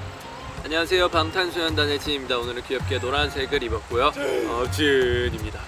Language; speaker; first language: Korean; native; Korean